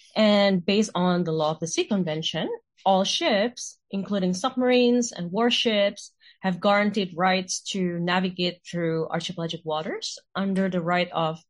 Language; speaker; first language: English; non-native, fluent; Indonesian